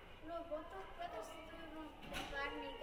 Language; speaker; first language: Spanish; non-native, learner; English